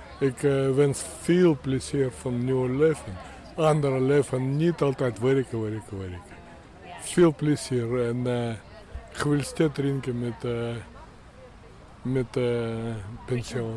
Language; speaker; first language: Dutch; non-native, learner; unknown